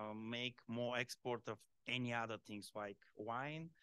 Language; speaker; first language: English; non-native, fluent; Bulgarian